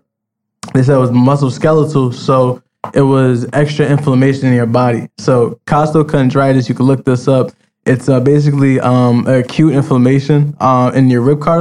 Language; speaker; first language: English; native; English